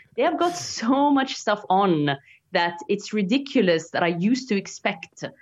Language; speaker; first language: English; non-native, fluent; Arabic